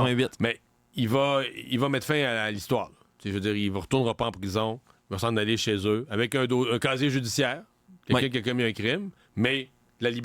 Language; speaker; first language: French; native; French